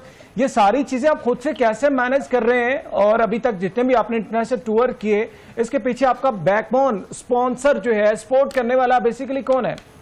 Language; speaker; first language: Urdu; native; Urdu